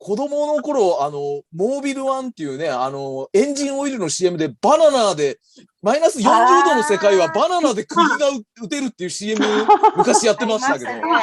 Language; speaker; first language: Japanese; native; Japanese